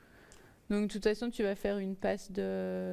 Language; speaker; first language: French; native; French